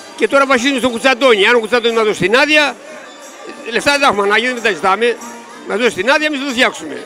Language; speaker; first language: Greek; native; Greek